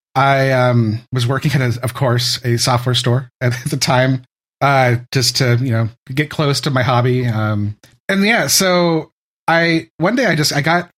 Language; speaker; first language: English; native; English